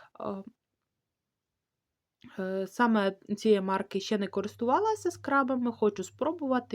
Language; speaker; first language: Ukrainian; native; Ukrainian